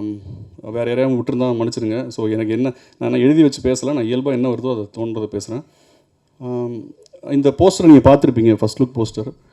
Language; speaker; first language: Tamil; native; Tamil